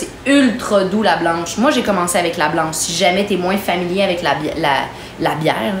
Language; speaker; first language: French; native; French